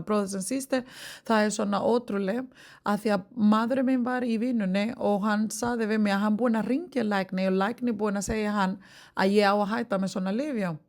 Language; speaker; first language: Icelandic; non-native, learner; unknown